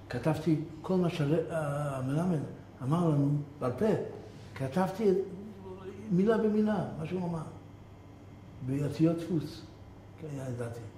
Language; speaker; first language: Hebrew; early bilingual, other home language; Yiddish